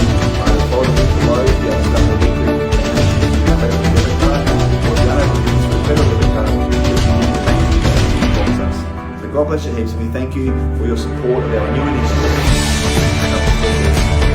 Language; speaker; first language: English; native; English